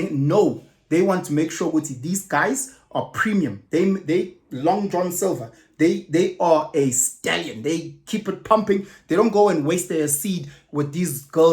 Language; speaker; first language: English; non-native, local second language; Zulu